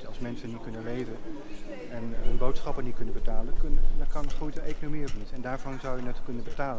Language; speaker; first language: Dutch; native; Dutch